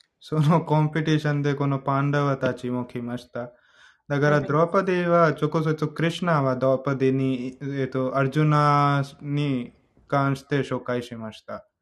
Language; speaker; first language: Japanese; non-native, learner; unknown